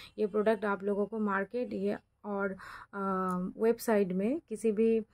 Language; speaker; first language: Hindi; non-native, local second language; Bangla